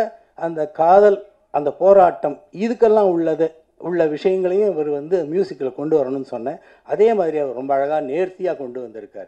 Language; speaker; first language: Tamil; native; Tamil